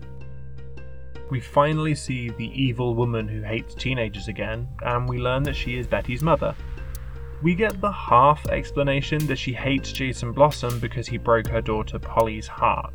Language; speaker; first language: English; native; English